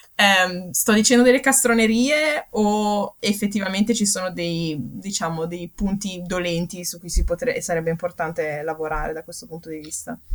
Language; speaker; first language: Italian; native; Italian